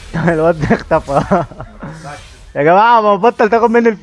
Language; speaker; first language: Arabic; native; Arabic